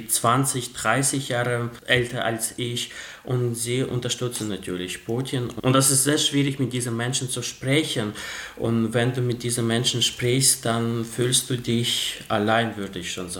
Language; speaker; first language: German; non-native, fluent; Russian